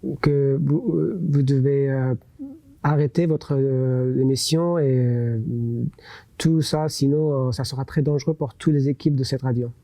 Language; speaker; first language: French; non-native, local second language; Persian